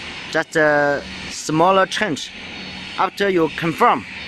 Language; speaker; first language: English; non-native, learner; Chinese